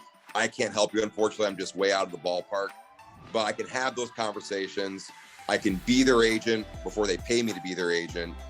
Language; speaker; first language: English; native; English